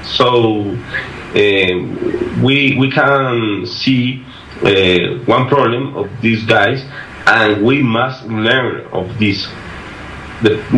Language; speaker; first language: English; non-native, learner; Spanish